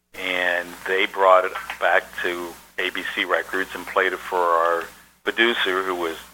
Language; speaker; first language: English; native; English